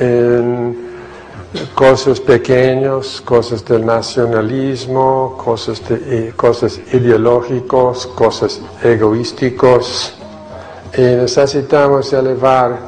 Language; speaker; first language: Spanish; non-native, fluent; English